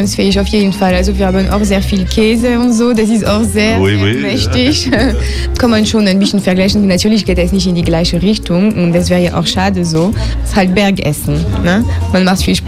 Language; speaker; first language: German; non-native, fluent; French